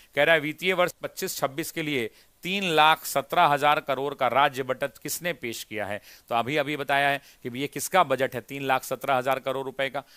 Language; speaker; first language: Hindi; native; Hindi